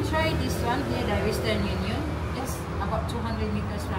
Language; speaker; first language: English; non-native, learner; Lao